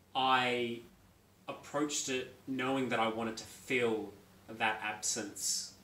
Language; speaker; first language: English; native; English